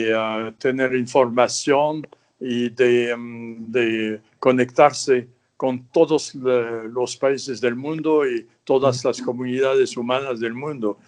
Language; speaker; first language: Spanish; non-native, fluent; French